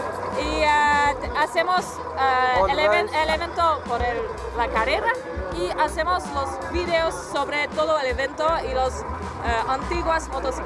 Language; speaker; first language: Spanish; non-native, learner; French